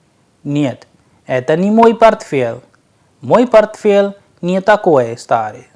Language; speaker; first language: Russian; non-native, fluent; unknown